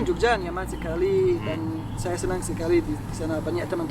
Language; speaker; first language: Indonesian; non-native, fluent; Arabic